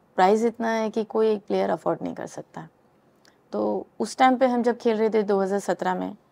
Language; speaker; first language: Hindi; native; Hindi